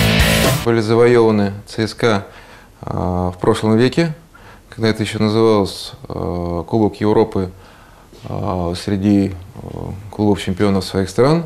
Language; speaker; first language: Russian; native; Russian